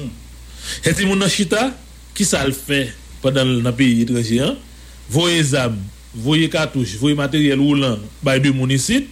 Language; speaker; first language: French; non-native, local second language; Haitian Creole